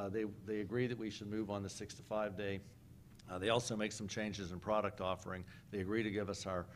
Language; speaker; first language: English; native; English